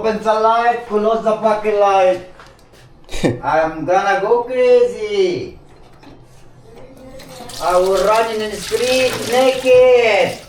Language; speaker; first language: English; non-native, learner; Arabic